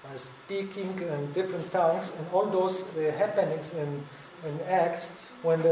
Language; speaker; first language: English; non-native, learner; Polish